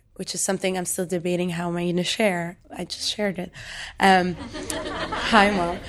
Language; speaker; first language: English; non-native, fluent; Arabic